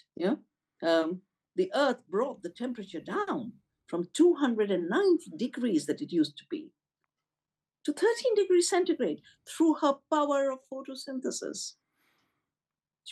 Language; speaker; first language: English; non-native, local second language; Hindi